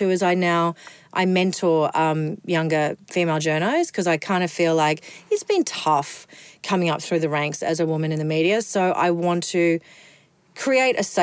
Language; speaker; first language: English; native; English